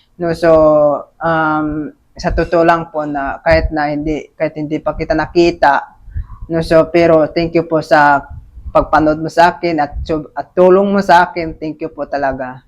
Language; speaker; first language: Filipino; non-native, local second language; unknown